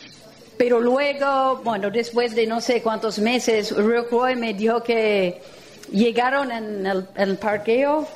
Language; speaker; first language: Spanish; non-native, fluent; English